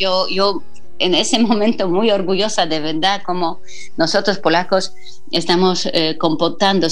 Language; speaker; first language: Spanish; non-native, fluent; Polish